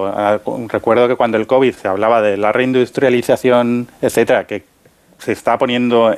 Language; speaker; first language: Spanish; native; Spanish